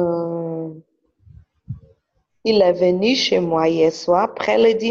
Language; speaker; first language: French; non-native, learner; Portuguese